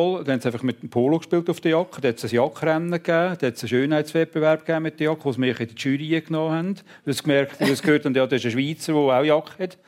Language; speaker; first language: German; native; German